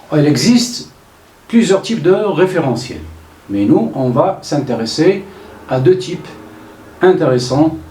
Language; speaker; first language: French; non-native, local second language; Arabic